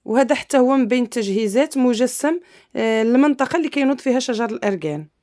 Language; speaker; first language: Arabic; native; Arabic